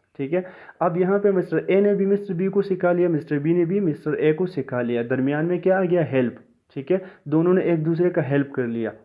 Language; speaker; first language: Urdu; non-native, local second language; Pashto